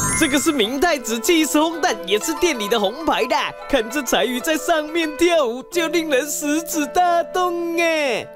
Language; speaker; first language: Chinese; native; Chinese